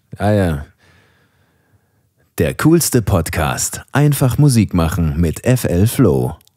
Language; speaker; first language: German; native; German